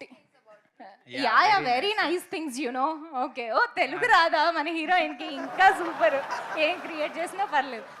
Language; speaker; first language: Telugu; native; Telugu